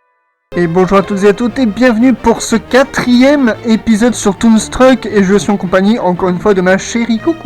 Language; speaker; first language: French; native; French